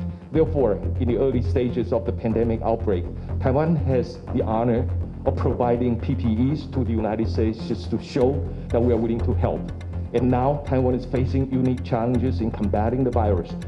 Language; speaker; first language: English; non-native, fluent; Chinese